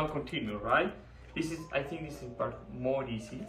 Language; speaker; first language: English; non-native, learner; Spanish